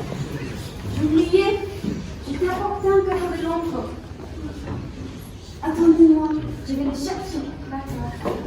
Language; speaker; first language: French; non-native, learner; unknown